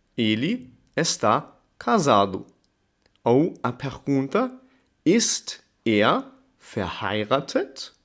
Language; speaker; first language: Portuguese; non-native, fluent; German